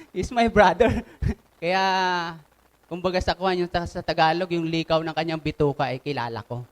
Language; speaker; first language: Filipino; non-native, local second language; Bikol